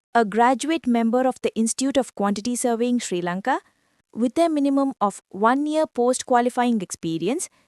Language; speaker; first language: English; non-native, local second language; Sinhala